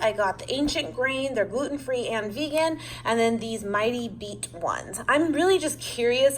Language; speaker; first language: English; native; English